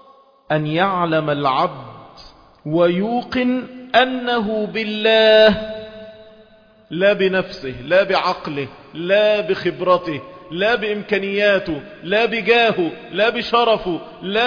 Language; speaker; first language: Arabic; native; Arabic